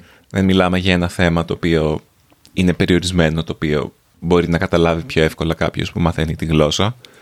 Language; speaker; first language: Greek; native; Greek